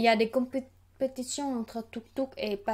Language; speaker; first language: French; non-native, learner; Khmer